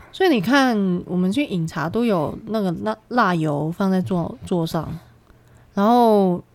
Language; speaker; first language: Chinese; non-native, local second language; Cantonese